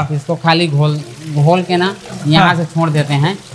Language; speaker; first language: Hindi; native; Hindi